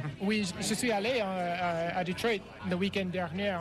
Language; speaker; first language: French; non-native, fluent; English